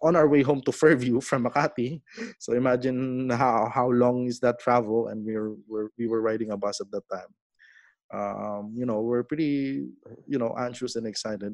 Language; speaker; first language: English; non-native, local second language; Filipino